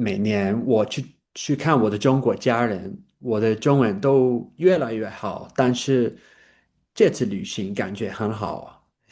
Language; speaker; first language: Chinese; non-native, learner; English